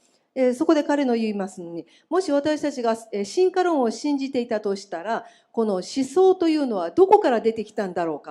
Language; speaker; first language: Japanese; native; Japanese